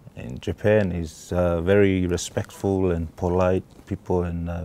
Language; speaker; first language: English; non-native, local second language; Tongan